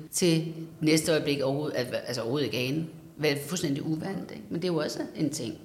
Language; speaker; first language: Danish; native; Danish